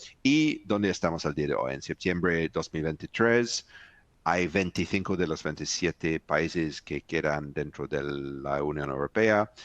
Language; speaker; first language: Spanish; non-native, fluent; English